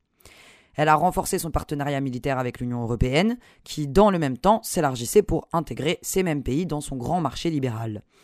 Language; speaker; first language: French; native; French